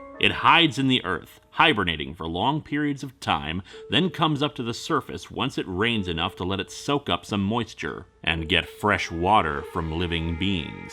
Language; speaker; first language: English; native; English